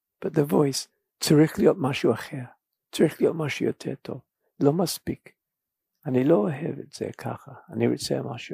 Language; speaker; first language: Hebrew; non-native, fluent; English